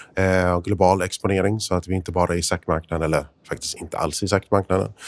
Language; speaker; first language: Swedish; non-native, fluent; English